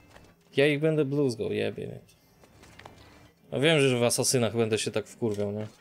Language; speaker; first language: Polish; native; Polish